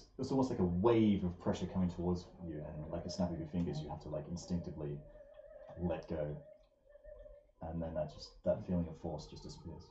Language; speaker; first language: English; native; English